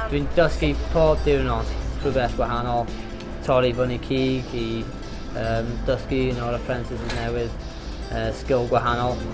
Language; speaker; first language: Welsh; non-native, local second language; English